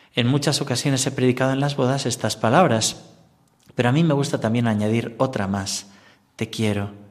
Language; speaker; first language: Spanish; native; Spanish